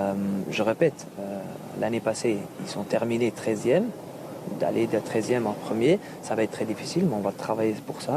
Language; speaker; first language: French; non-native, local second language; Dutch